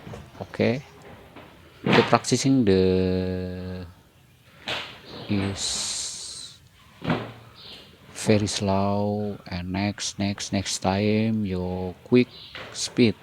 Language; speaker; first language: English; non-native, learner; Indonesian